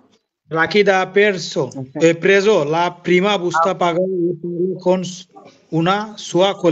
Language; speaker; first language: Italian; non-native, learner; Bangla